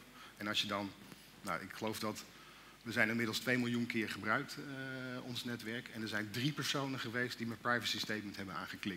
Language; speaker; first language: Dutch; native; Dutch